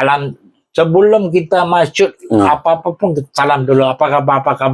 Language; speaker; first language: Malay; non-native, local second language; Tamil